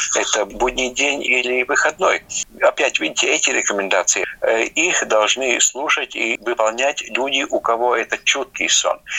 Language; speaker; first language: Russian; non-native, local second language; Latvian